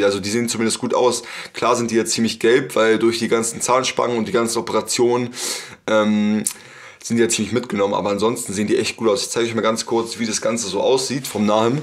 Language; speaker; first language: German; native; German